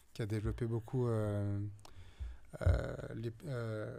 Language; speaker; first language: French; native; French